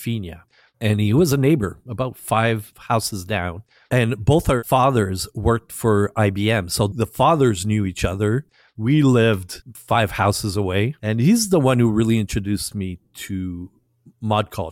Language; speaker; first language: English; non-native, fluent; French